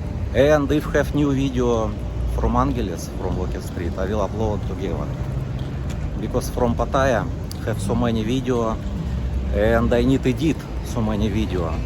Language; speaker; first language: English; non-native, learner; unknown